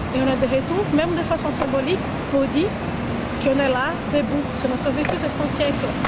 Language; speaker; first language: French; non-native, fluent; Portuguese